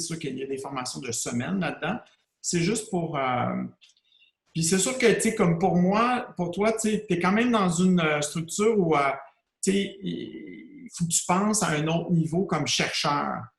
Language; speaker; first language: French; native; French